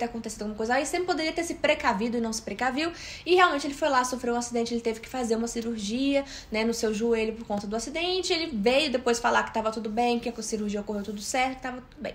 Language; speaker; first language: Portuguese; native; Portuguese